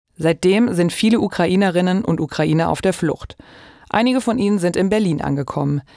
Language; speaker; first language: German; native; German